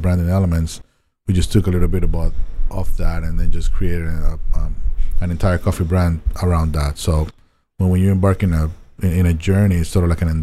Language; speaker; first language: English; non-native, fluent; Spanish